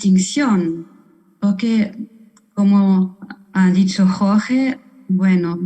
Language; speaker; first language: Spanish; non-native, fluent; German